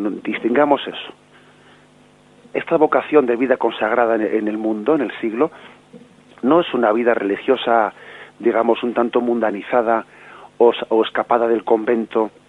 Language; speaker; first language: Spanish; native; Spanish